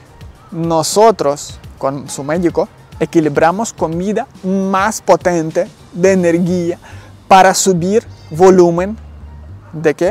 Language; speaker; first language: Spanish; non-native, learner; Ukrainian